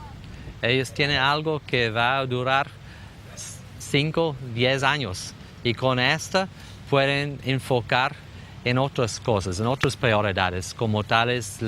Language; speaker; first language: Spanish; non-native, fluent; English